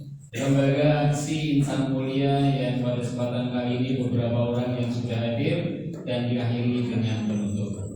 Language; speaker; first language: Indonesian; native; Indonesian